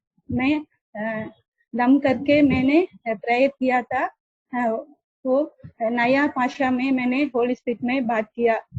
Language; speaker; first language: Hindi; non-native, local second language; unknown